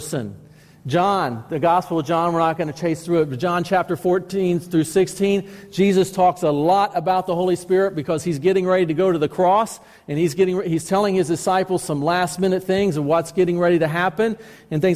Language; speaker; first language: English; native; English